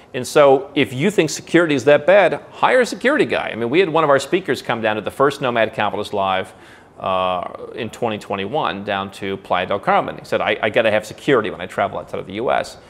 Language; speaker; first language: English; native; English